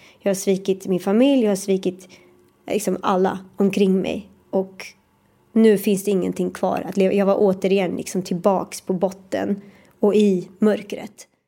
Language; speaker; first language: Swedish; early bilingual, other home language; Persian